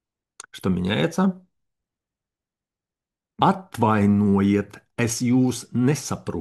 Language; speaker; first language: Latvian; non-native, learner; Russian